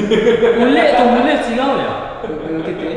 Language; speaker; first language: Japanese; non-native, learner; Indonesian